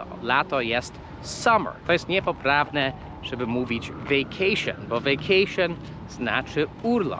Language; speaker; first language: Polish; non-native, fluent; English